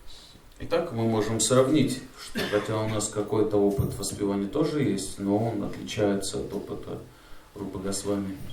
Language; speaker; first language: Russian; native; Russian